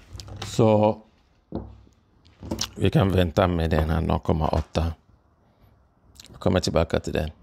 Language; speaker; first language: Swedish; non-native, fluent; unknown